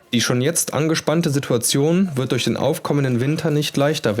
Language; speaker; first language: German; native; German